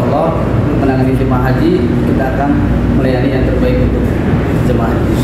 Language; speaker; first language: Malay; non-native, local second language; Sundanese